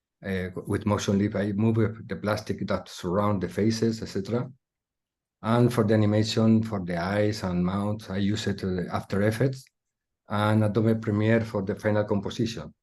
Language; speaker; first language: English; non-native, learner; Spanish